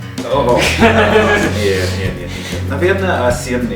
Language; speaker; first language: Russian; non-native, fluent; English